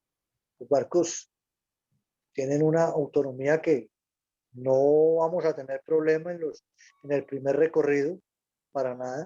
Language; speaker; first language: Spanish; native; Spanish